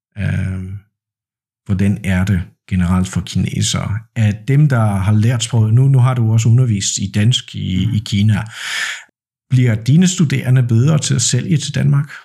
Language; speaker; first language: Danish; non-native, fluent; Polish